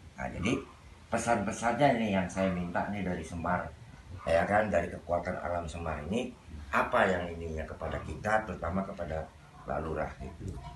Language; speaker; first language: Indonesian; non-native, local second language; Javanese